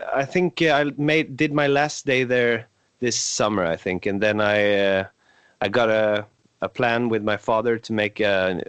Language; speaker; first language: English; non-native, fluent; Swedish